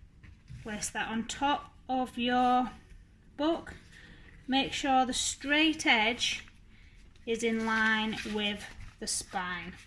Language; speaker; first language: English; native; English